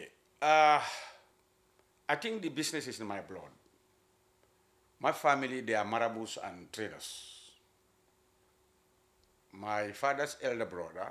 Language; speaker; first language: English; non-native, local second language; Mandingo